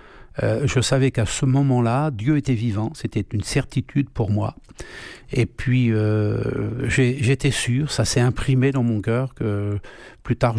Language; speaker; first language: French; native; French